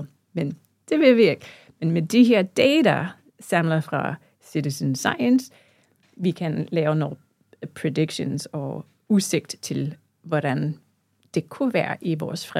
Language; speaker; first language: Danish; non-native, fluent; English